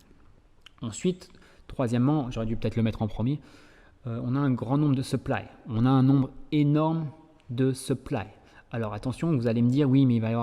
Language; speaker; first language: French; native; French